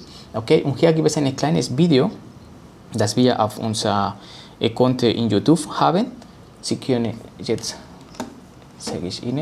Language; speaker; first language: German; non-native, learner; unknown